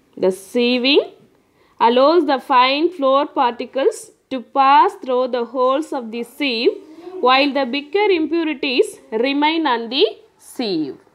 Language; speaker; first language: English; non-native, local second language; Tamil